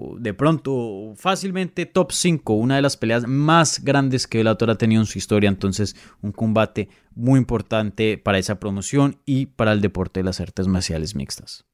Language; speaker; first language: Spanish; native; Spanish